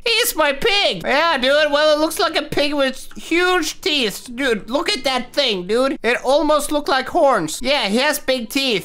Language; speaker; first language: English; native; English